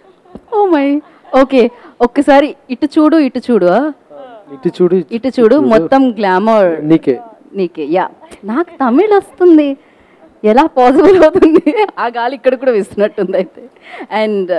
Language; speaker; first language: Telugu; native; Telugu